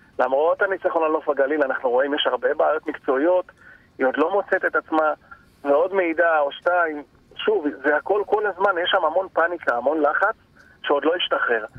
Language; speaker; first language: Hebrew; native; Hebrew